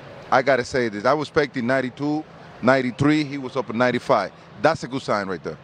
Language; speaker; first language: English; non-native, fluent; Spanish